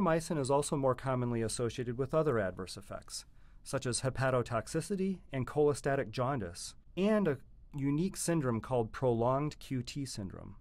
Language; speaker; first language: English; native; English